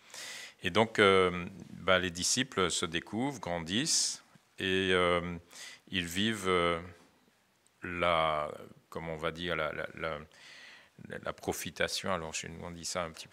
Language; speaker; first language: French; native; French